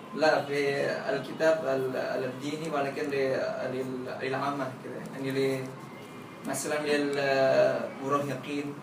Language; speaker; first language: Arabic; non-native, fluent; Indonesian